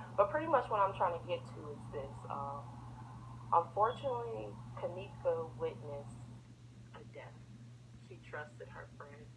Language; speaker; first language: English; native; English